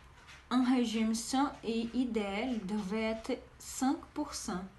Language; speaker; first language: French; non-native, learner; Portuguese